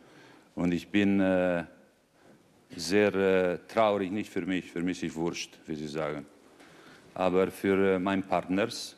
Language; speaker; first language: German; non-native, fluent; Romanian